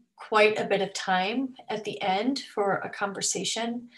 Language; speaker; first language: English; native; English